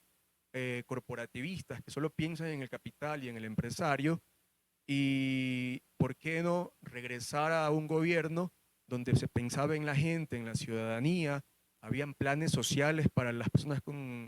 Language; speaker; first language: Spanish; native; Spanish